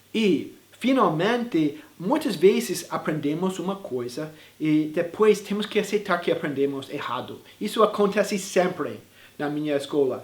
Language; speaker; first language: Portuguese; non-native, fluent; English